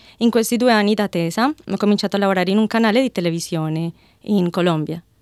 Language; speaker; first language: Italian; non-native, fluent; Spanish